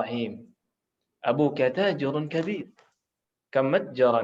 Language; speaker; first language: Arabic; non-native, fluent; Indonesian